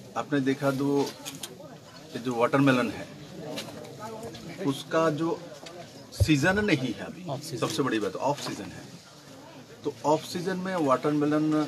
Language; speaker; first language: Hindi; non-native, local second language; Bangla